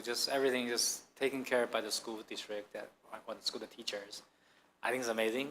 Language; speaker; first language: English; non-native, fluent; Chinese